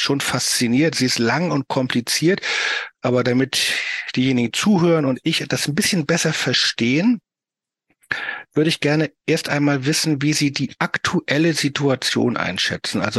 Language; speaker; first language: German; native; German